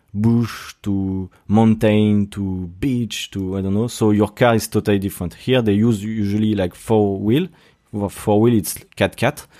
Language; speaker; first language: English; non-native, fluent; French